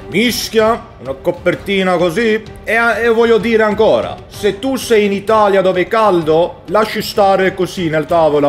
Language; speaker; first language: Italian; non-native, learner; Swedish